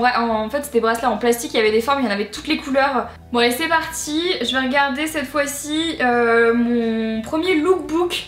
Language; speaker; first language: French; native; French